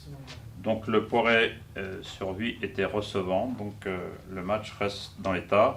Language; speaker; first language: French; native; French